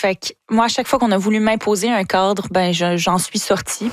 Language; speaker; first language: French; native; French